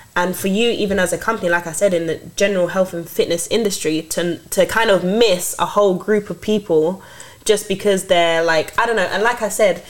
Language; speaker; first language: English; native; English